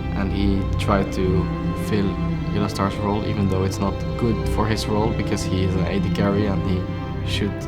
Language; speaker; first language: English; non-native, fluent; Swedish